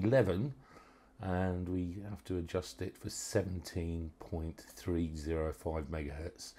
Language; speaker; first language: English; native; English